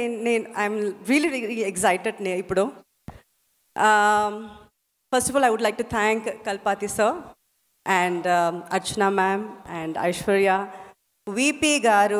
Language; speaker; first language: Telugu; non-native, fluent; Tamil